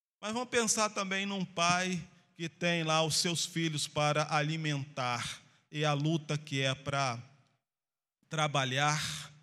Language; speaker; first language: Portuguese; native; Portuguese